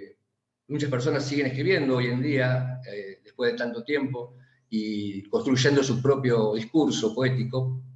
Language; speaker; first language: Spanish; native; Spanish